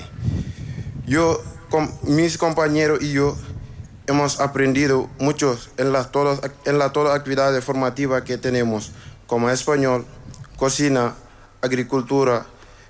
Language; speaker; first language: Spanish; non-native, learner; Wolof